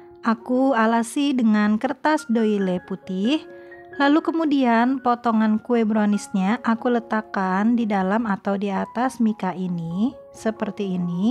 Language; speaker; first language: Indonesian; native; Indonesian